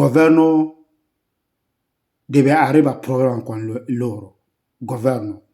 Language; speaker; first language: Italian; non-native, learner; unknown